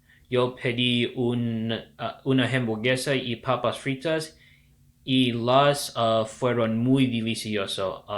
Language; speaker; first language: Spanish; non-native, learner; English